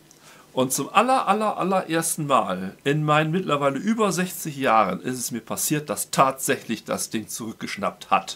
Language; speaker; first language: German; native; German